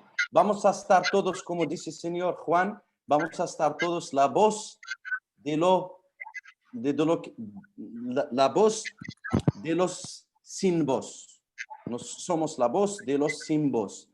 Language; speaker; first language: Spanish; non-native, fluent; Arabic